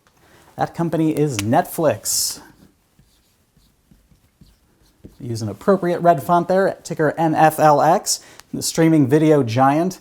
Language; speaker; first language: English; native; English